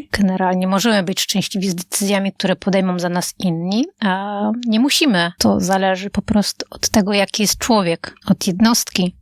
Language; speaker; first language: Polish; native; Polish